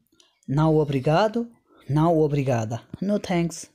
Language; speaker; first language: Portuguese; non-native, learner; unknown